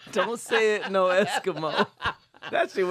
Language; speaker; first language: English; native; English